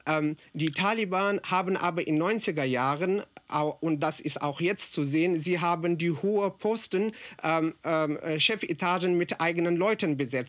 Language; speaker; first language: German; non-native, fluent; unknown